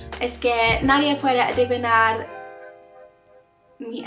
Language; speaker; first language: Spanish; non-native, learner; English